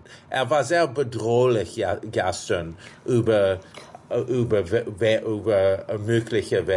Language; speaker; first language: German; non-native, fluent; English